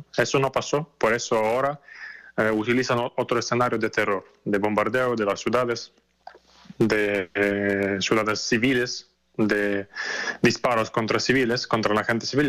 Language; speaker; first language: Spanish; non-native, fluent; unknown